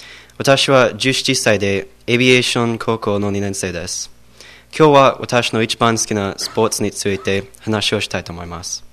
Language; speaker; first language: Japanese; non-native, learner; English